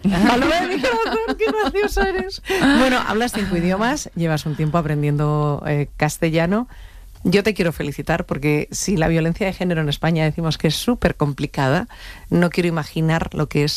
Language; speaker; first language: Spanish; native; Spanish